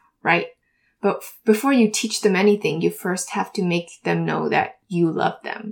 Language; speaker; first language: English; early bilingual, other home language; Chinese